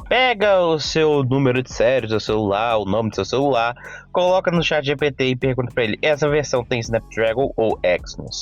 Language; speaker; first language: Portuguese; native; Portuguese